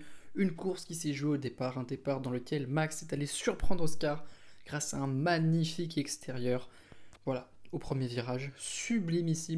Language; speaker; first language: French; native; French